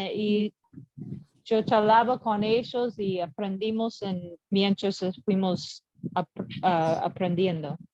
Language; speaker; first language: Spanish; non-native, learner; English